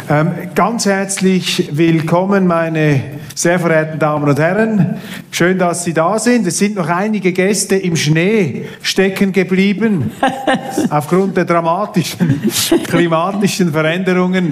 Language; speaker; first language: German; native; German